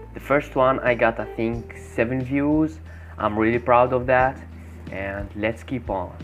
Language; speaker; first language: English; non-native, fluent; Arabic